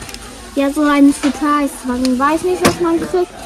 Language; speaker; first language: German; early bilingual, other home language; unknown